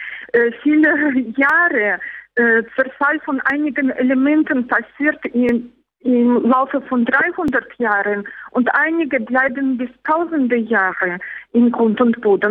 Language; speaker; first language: German; non-native, fluent; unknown